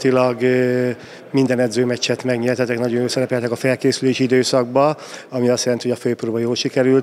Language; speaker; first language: Hungarian; native; Hungarian